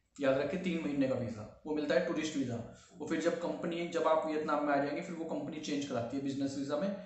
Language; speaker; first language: Hindi; native; Hindi